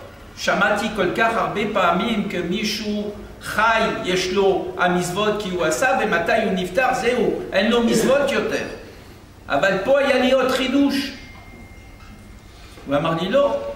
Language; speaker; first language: Hebrew; non-native, fluent; French